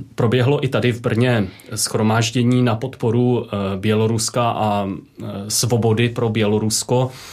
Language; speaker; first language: Czech; native; Czech